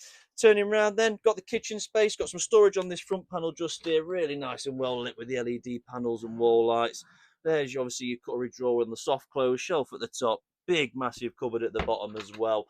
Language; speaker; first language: English; native; English